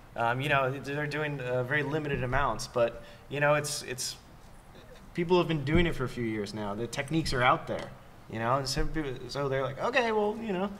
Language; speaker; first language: English; native; English